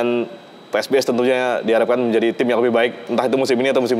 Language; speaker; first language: Indonesian; native; Indonesian